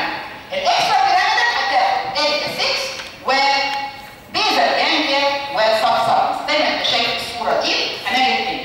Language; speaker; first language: Arabic; native; Arabic